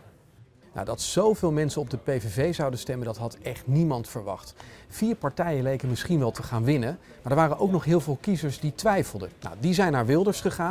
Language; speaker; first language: Dutch; native; Dutch